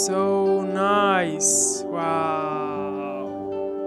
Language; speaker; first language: English; non-native, learner; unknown